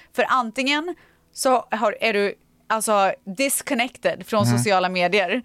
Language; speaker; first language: Swedish; native; Swedish